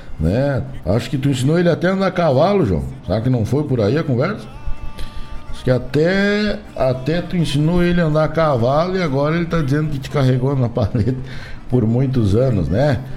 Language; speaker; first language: Portuguese; native; Portuguese